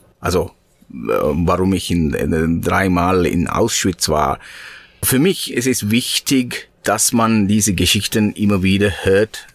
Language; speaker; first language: German; non-native, fluent; Sinhala